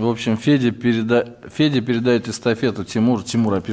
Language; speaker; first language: Russian; native; Russian